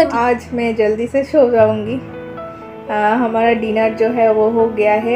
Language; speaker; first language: Hindi; non-native, local second language; Bangla